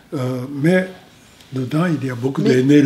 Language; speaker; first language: French; non-native, fluent; Japanese